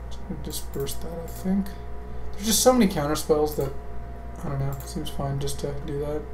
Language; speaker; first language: English; native; English